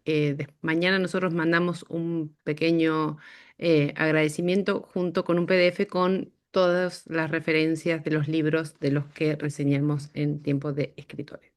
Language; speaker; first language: Spanish; native; Spanish